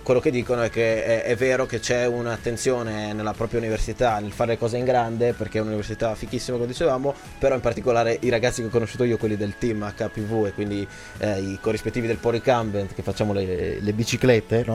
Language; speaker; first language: Italian; native; Italian